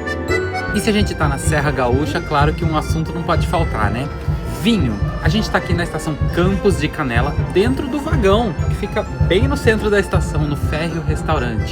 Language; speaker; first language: Portuguese; native; Portuguese